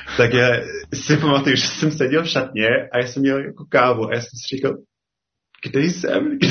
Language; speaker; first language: Czech; non-native, fluent; English